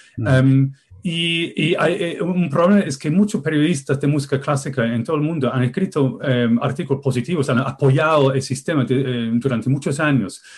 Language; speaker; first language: Spanish; non-native, fluent; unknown